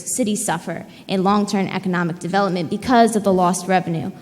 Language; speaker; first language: English; native; English